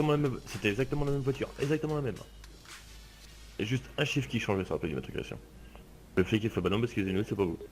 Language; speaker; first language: French; native; French